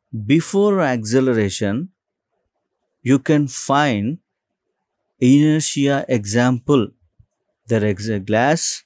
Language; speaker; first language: English; non-native, local second language; Telugu